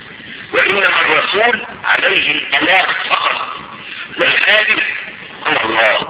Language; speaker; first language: Arabic; native; Arabic